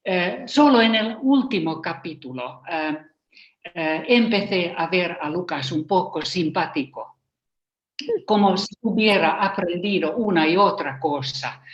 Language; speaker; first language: Spanish; non-native, fluent; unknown